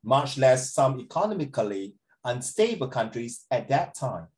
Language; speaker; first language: English; non-native, local second language; Chinese